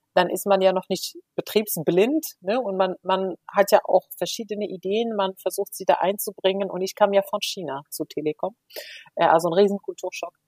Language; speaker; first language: German; non-native, fluent; Arabic